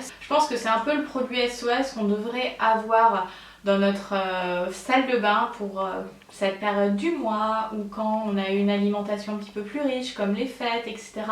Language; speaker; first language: French; native; French